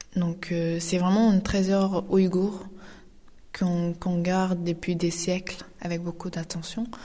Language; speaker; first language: French; non-native, fluent; Uyghur